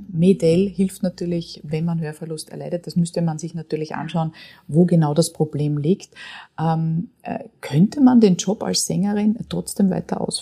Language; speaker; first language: German; native; German